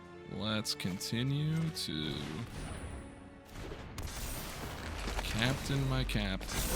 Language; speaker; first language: English; native; English